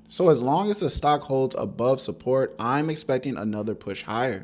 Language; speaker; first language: English; native; English